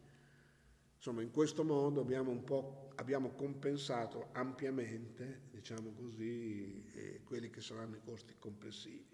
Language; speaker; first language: Italian; native; Italian